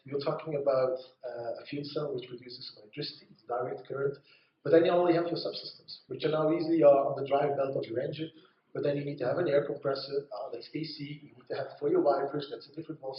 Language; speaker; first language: English; non-native, fluent; Dutch